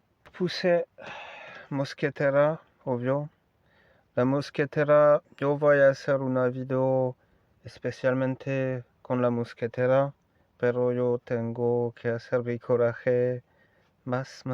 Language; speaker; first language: Spanish; non-native, learner; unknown